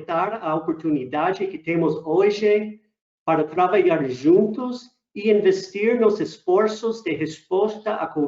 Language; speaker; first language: Portuguese; non-native, fluent; English